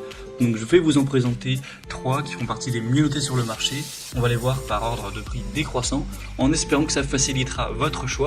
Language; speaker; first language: French; native; French